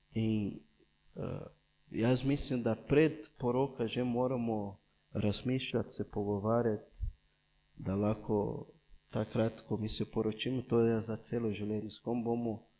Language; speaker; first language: Slovenian; non-native, fluent; Portuguese